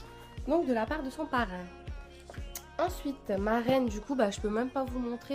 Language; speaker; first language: French; native; French